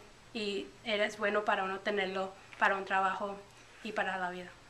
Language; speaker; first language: Spanish; early bilingual, heritage; Spanish